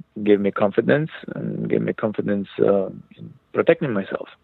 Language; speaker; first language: English; non-native, fluent; Hebrew